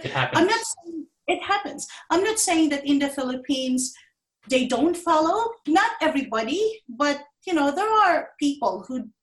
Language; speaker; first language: English; non-native, local second language; Filipino